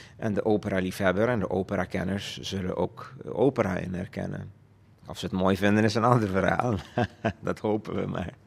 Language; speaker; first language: Dutch; non-native, local second language; Papiamento